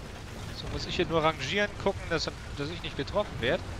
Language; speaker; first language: German; native; German